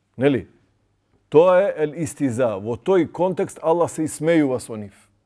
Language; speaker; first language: Macedonian; non-native, local second language; Albanian